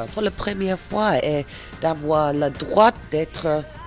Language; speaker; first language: French; non-native, fluent; English